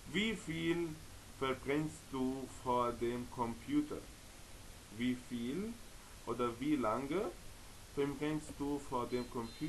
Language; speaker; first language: German; non-native, fluent; Arabic